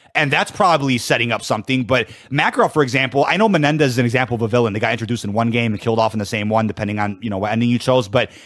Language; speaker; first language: English; native; English